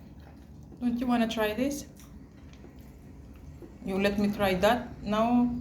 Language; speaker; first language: English; non-native, local second language; Filipino